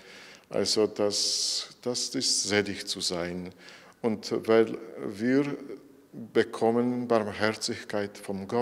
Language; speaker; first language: German; non-native, fluent; Polish